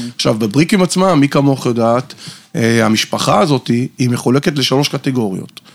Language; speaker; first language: Hebrew; native; Hebrew